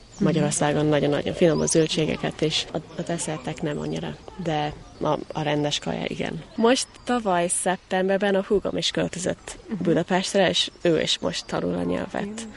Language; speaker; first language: Hungarian; non-native, learner; English